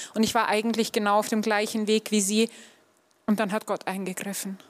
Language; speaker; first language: German; native; German